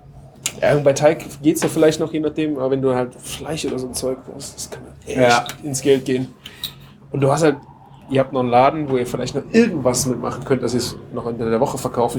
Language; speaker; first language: German; native; German